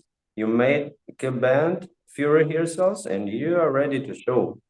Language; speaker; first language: English; non-native, fluent; Russian